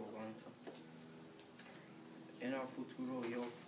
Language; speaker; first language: Spanish; non-native, learner; English